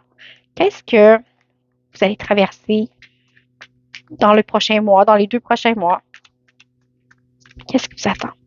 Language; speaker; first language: French; native; French